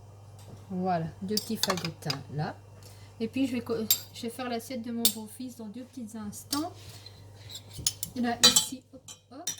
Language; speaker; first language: French; native; French